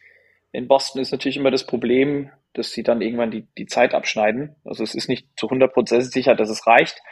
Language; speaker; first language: German; native; German